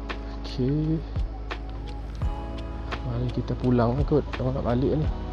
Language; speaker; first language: Malay; native; Malay